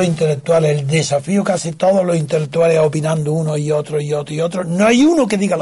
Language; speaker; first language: Spanish; native; Spanish